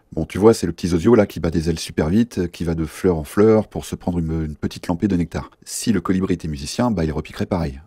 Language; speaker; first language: French; native; French